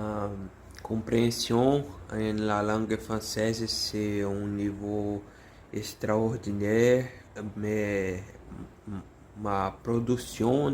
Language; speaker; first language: French; non-native, learner; Portuguese